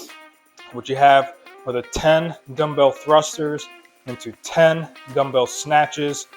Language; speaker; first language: English; native; English